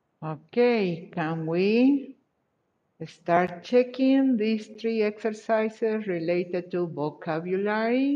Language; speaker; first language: English; non-native, fluent; Spanish